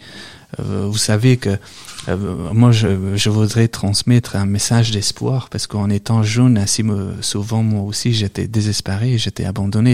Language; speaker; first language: French; non-native, fluent; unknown